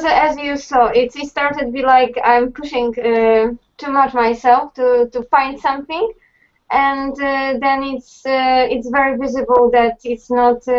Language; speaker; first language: English; non-native, fluent; Polish